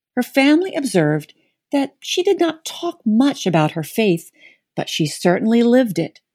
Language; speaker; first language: English; native; English